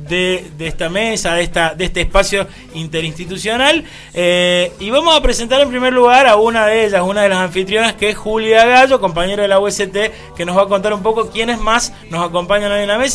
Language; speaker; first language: Spanish; native; Spanish